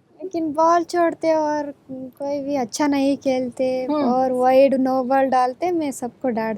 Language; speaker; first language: Hindi; non-native, local second language; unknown